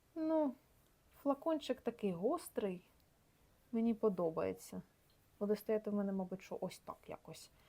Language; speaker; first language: Ukrainian; native; Ukrainian